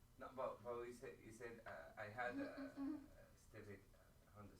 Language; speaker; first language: English; non-native, learner; Arabic